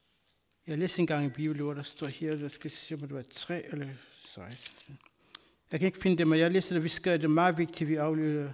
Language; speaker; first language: Danish; non-native, fluent; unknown